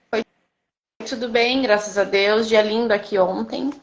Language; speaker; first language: Portuguese; native; Portuguese